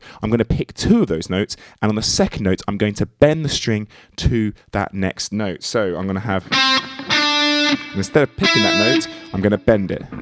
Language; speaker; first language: English; native; English